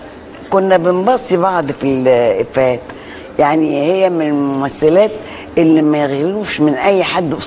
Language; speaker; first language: Arabic; native; Arabic